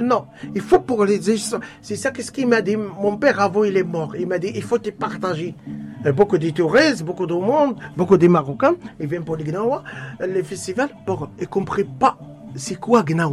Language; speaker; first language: French; non-native, learner; Arabic